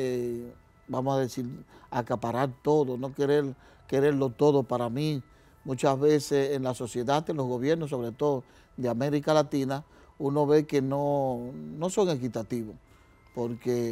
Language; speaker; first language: Spanish; native; Spanish